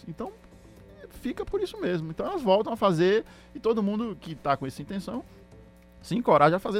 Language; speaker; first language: Portuguese; native; Portuguese